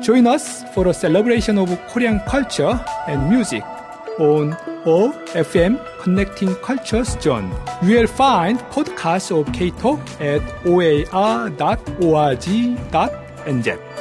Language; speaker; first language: English; non-native, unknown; Korean